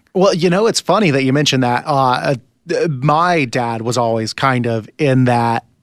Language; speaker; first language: English; non-native, local second language; Irish